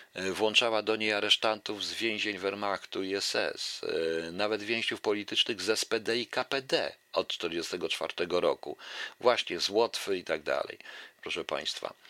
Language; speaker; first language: Polish; native; Polish